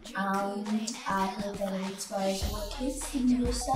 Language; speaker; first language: English; native; English